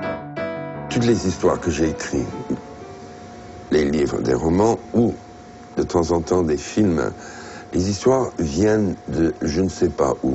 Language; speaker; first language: French; non-native, fluent; English